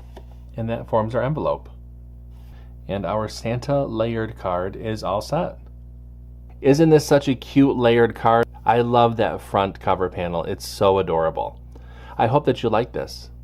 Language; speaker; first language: English; native; English